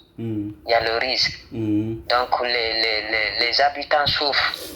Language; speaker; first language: French; non-native, fluent; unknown